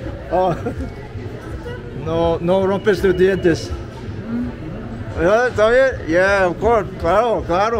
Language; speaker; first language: Spanish; non-native, learner; English